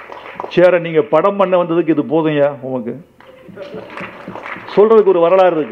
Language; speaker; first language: Tamil; native; Tamil